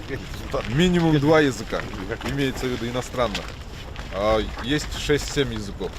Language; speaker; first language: Russian; non-native, local second language; Kyrgyz